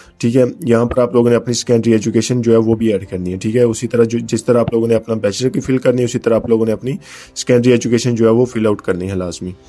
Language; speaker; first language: Urdu; native; Urdu